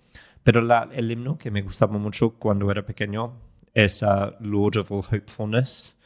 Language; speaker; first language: Spanish; non-native, fluent; English